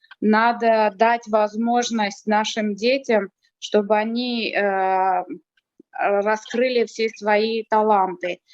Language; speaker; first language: Russian; non-native, fluent; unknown